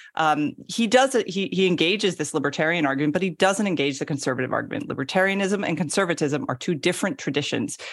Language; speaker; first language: English; native; English